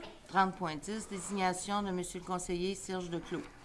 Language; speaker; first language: French; native; French